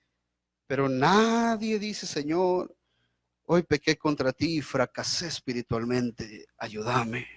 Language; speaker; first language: Spanish; native; Spanish